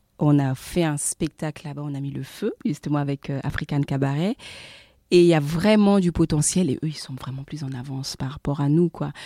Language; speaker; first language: French; early bilingual, other home language; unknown